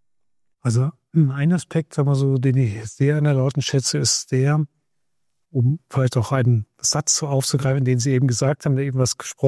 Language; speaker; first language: German; native; German